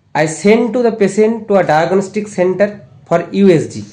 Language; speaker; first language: English; non-native, local second language; Bangla